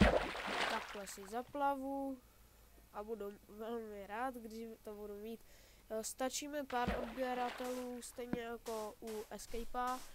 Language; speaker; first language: Czech; native; Czech